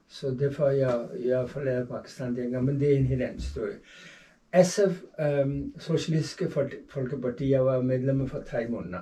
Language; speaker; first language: Danish; non-native, fluent; Urdu